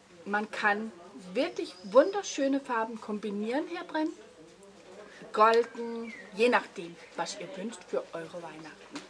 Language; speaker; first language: German; non-native, learner; Danish